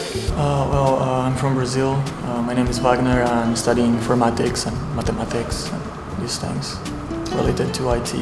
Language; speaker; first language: English; non-native, fluent; Portuguese